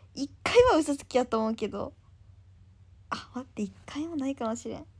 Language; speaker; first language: Japanese; native; Japanese